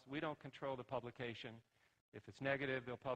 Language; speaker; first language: English; native; English